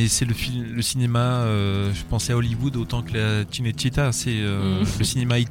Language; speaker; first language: French; native; French